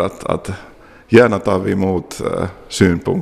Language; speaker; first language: Swedish; non-native, local second language; Finnish